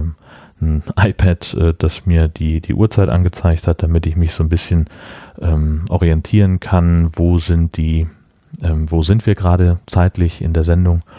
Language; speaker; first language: German; native; German